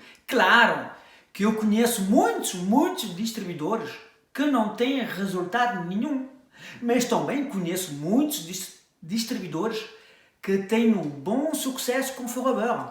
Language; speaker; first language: Portuguese; early bilingual, heritage; French